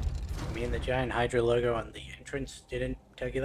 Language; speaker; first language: English; native; English